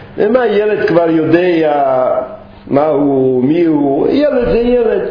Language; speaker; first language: Hebrew; non-native, fluent; Russian